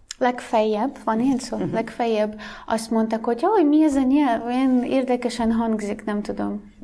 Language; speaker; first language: Hungarian; non-native, fluent; Russian